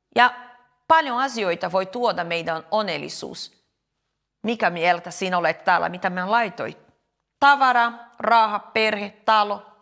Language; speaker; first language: Finnish; non-native, learner; Portuguese